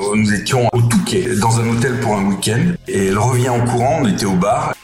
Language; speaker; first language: French; native; French